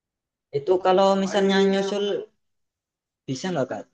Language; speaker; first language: Indonesian; native; Indonesian